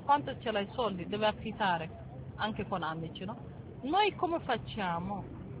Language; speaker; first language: Italian; non-native, learner; Tigrinya